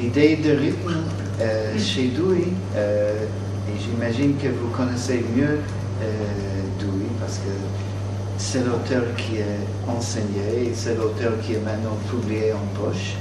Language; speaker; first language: French; non-native, fluent; English